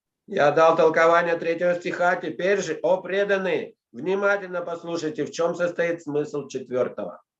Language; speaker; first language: Russian; native; Russian